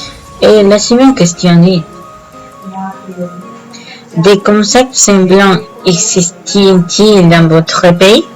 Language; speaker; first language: French; non-native, learner; Spanish